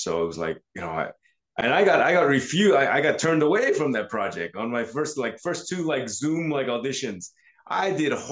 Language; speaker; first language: English; native; English